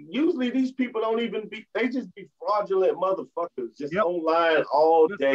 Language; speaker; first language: English; native; English